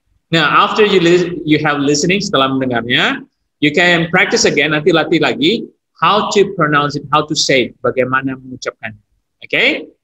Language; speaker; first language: English; non-native, fluent; Indonesian